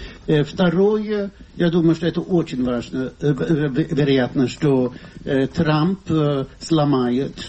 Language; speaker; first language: Russian; non-native, fluent; Swedish